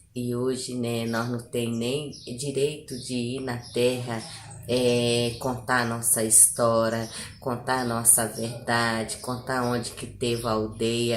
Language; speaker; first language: Portuguese; non-native, local second language; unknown